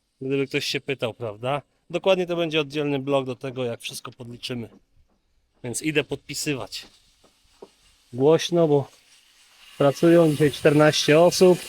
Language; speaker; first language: Polish; native; Polish